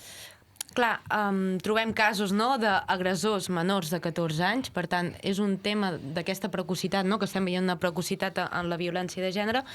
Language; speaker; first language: Catalan; native; Catalan